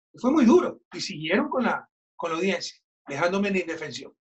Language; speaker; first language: Spanish; native; Spanish